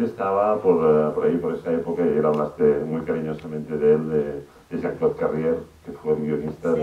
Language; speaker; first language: Spanish; native; Spanish